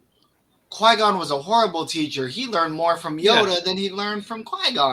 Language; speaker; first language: English; native; English